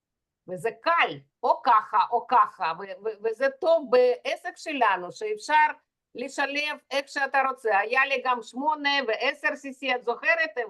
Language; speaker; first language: Hebrew; non-native, fluent; Russian